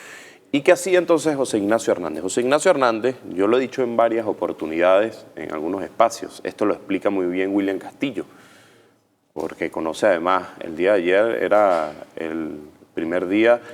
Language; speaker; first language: Spanish; native; Spanish